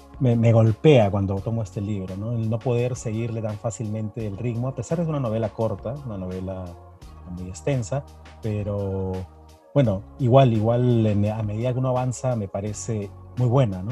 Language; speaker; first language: Spanish; native; Spanish